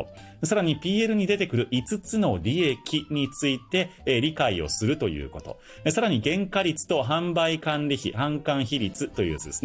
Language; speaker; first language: Japanese; native; Japanese